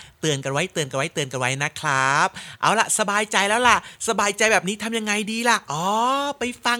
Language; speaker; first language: Thai; native; Thai